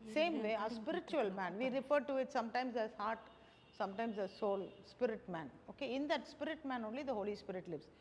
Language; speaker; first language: English; non-native, local second language; Tamil